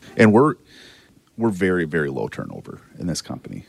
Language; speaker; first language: English; native; English